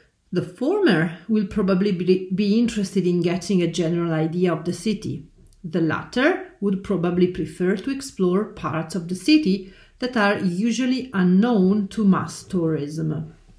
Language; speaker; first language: English; non-native, fluent; Italian